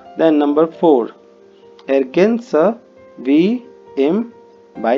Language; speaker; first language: German; non-native, fluent; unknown